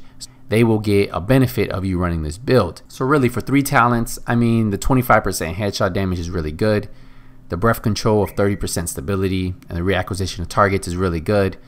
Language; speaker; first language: English; native; English